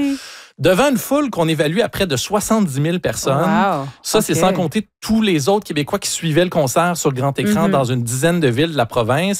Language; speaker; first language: French; native; French